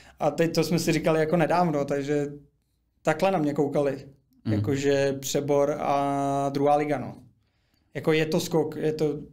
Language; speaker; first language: Czech; native; Czech